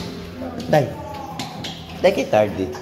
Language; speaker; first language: Italian; non-native, fluent; Filipino